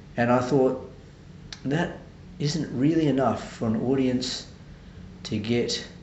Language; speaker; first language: English; native; English